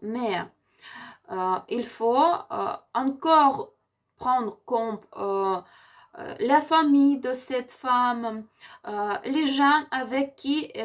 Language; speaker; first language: French; non-native, learner; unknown